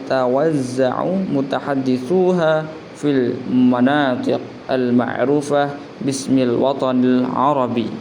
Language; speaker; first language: Arabic; non-native, learner; Indonesian